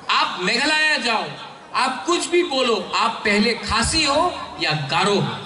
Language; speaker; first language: Hindi; non-native, local second language; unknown